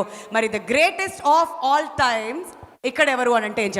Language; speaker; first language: Telugu; native; Telugu